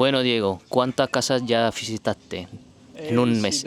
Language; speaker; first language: Spanish; non-native, fluent; Indonesian